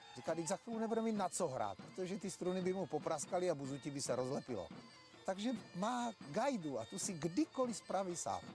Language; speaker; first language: Czech; early bilingual, other home language; Greek